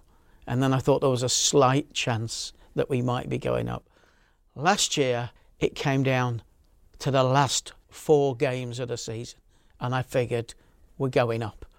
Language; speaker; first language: English; native; English